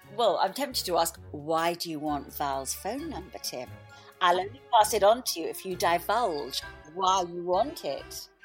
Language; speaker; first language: English; native; English